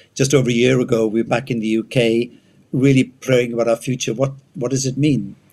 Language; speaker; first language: English; native; English